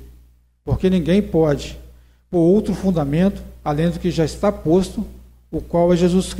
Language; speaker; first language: Portuguese; native; Portuguese